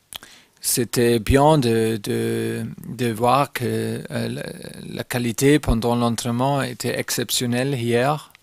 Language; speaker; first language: French; non-native, fluent; German